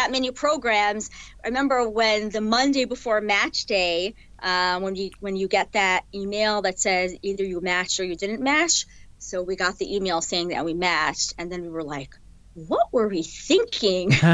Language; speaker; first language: English; native; English